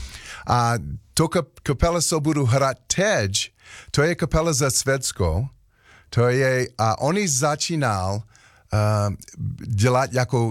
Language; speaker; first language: Czech; non-native, learner; English